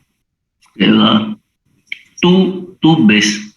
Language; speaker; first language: English; non-native, local second language; Chinese